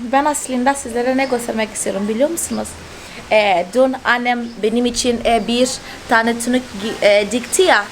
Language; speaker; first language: Turkish; non-native, fluent; Portuguese